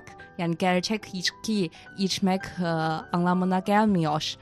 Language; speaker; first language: Turkish; non-native, fluent; Chinese